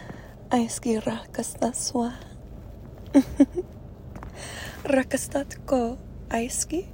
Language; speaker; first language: Finnish; non-native, learner; English